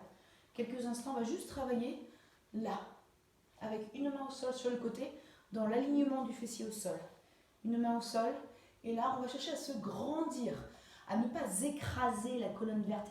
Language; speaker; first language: French; native; French